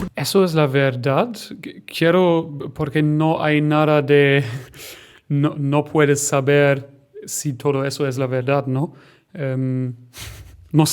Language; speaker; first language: Spanish; non-native, fluent; German